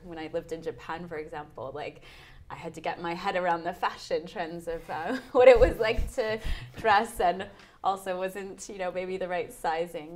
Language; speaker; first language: English; native; English